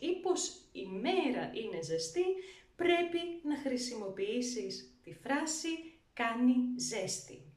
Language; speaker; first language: Greek; native; Greek